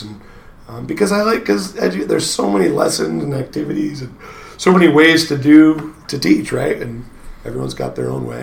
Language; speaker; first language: English; native; English